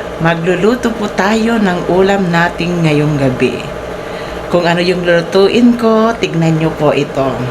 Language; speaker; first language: Filipino; non-native, local second language; Iloko